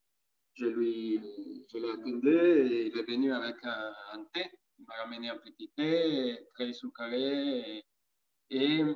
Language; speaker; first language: French; non-native, fluent; Italian